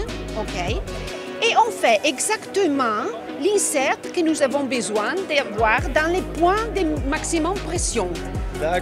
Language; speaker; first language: French; non-native, fluent; Italian